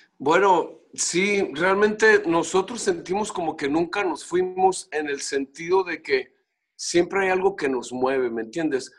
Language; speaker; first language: Spanish; native; Spanish